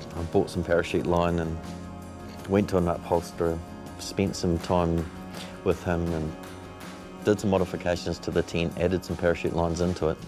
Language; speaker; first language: English; native; English